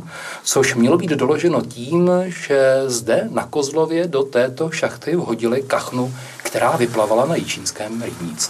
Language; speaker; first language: Czech; native; Czech